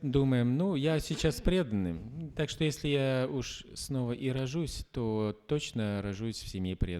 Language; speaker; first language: Russian; native; Russian